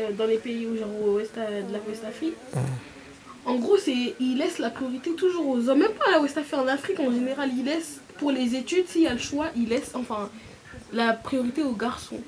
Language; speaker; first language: French; native; French